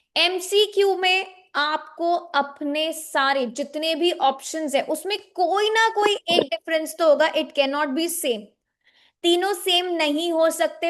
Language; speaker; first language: Hindi; native; Hindi